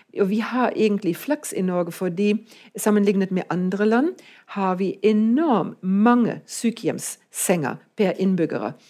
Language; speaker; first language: Norwegian; non-native, fluent; German